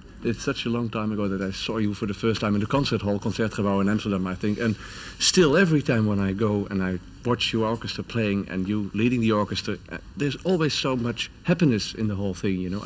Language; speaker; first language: English; non-native, fluent; Dutch